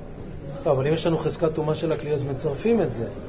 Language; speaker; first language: Hebrew; native; Hebrew